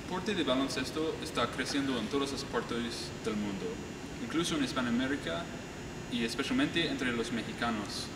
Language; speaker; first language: Spanish; non-native, fluent; English